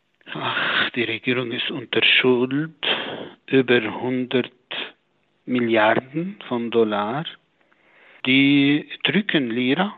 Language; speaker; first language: German; non-native, fluent; Arabic